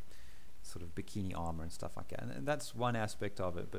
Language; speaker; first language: English; native; English